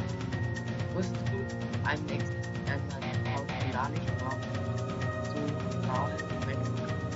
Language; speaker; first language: German; native; German